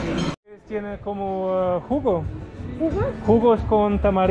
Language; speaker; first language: Spanish; non-native, learner; German